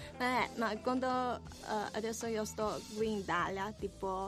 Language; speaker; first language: Italian; non-native, learner; Chinese